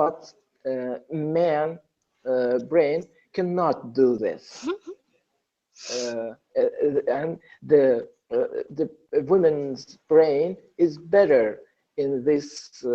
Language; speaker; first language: English; non-native, learner; Persian